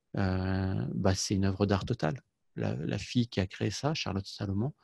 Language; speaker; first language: French; native; French